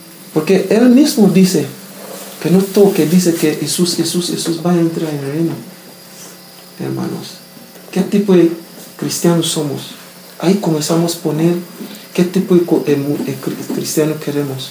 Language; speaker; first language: Spanish; non-native, learner; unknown